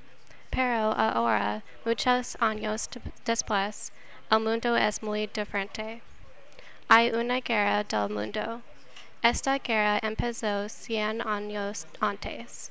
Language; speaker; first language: Spanish; non-native, learner; English